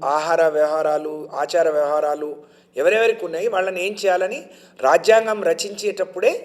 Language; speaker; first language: Telugu; non-native, local second language; Lambadi